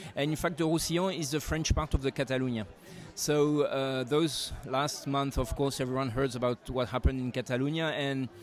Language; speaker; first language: English; non-native, fluent; French